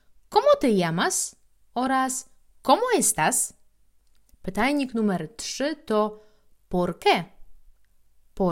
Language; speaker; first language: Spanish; non-native, fluent; Polish